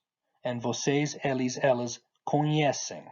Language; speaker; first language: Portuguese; non-native, fluent; English